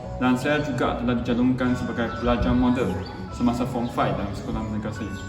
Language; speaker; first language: Malay; non-native, local second language; Chinese